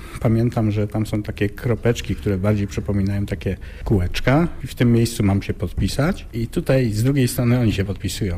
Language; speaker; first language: Polish; native; Polish